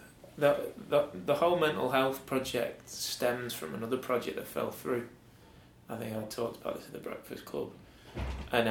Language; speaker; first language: English; native; English